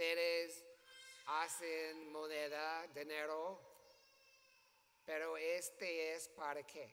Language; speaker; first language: Spanish; non-native, learner; English